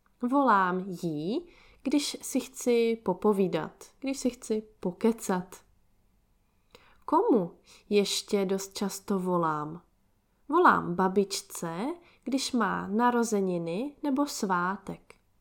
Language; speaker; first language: Czech; native; Czech